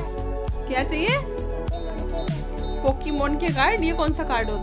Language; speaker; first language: Hindi; native; Hindi